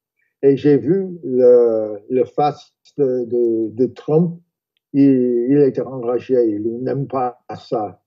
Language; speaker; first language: French; non-native, fluent; English